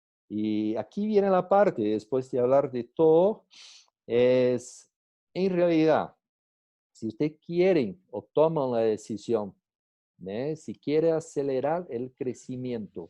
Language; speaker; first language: Spanish; non-native, fluent; Portuguese